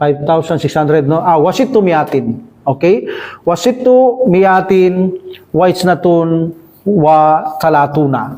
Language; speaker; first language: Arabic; non-native, fluent; Filipino